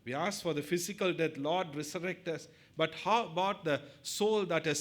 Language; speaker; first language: English; non-native, local second language; Tamil